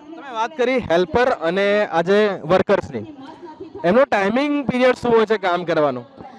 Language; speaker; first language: Gujarati; native; Gujarati